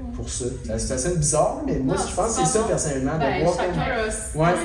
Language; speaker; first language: French; native; French